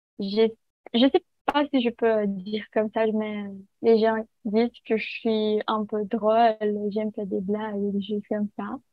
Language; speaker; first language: French; non-native, learner; Portuguese